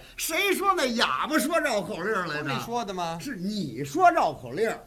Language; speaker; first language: Chinese; non-native, fluent; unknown